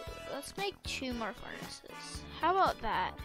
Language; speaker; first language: English; native; English